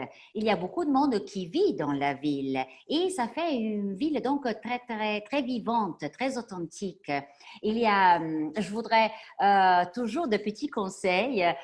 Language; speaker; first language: French; non-native, fluent; Italian